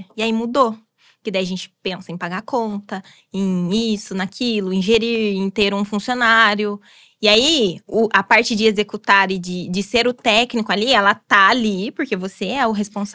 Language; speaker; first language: Portuguese; native; Portuguese